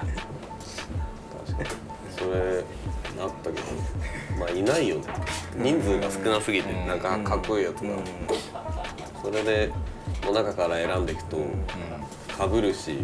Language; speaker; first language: Japanese; native; Japanese